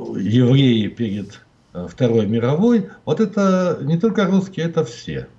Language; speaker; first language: Russian; native; Russian